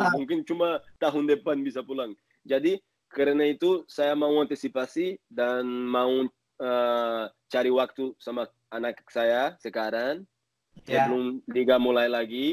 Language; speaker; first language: Indonesian; non-native, learner; Portuguese